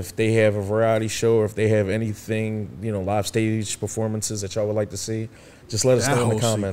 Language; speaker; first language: English; native; English